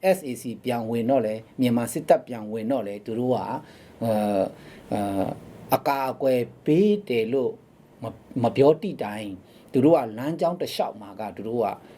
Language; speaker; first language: Burmese; non-native, local second language; Shan